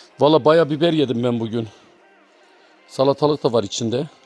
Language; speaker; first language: Turkish; native; Turkish